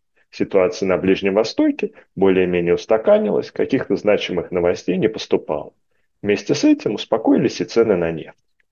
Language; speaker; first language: Russian; native; Russian